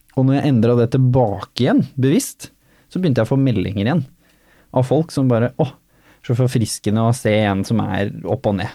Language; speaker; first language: Norwegian; native; Norwegian